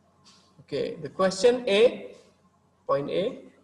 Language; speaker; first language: English; non-native, local second language; Indonesian